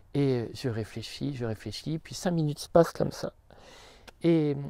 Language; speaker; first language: French; native; French